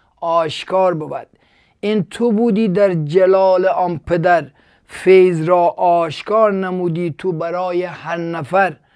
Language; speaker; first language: Persian; native; Persian